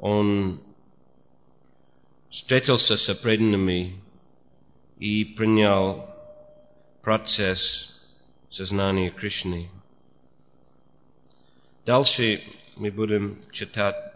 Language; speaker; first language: Russian; non-native, fluent; English